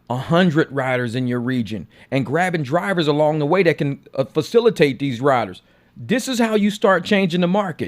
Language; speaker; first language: English; native; English